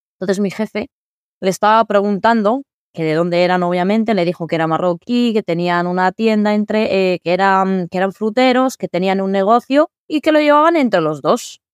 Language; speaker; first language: Spanish; early bilingual, other home language; Arabic